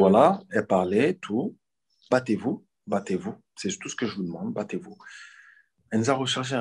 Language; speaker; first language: French; native; French